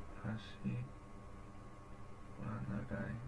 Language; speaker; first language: Japanese; non-native, learner; English